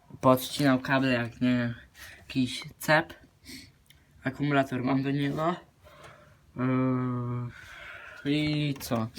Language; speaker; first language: Polish; native; Polish